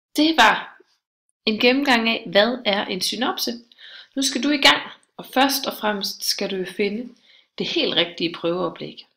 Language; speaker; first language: Danish; native; Danish